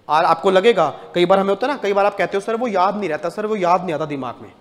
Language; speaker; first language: Hindi; native; Hindi